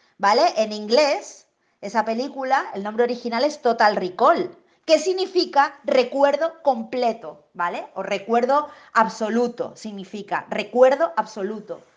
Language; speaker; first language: Spanish; native; Spanish